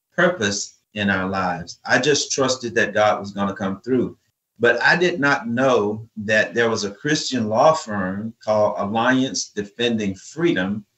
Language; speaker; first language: English; native; English